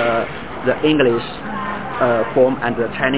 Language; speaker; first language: English; non-native, fluent; Chinese